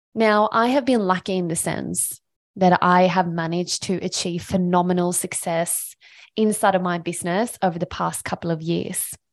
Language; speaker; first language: English; non-native, fluent; Swedish